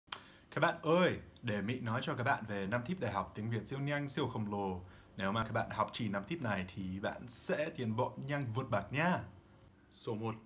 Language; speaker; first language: Vietnamese; non-native, learner; English